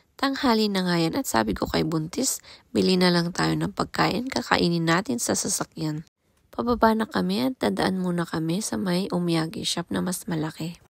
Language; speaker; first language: Filipino; non-native, local second language; Iloko